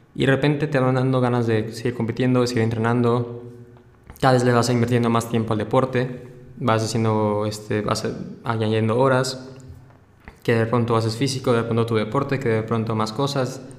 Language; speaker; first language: Spanish; native; Spanish